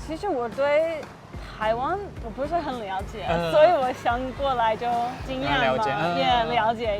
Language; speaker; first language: Chinese; non-native, fluent; English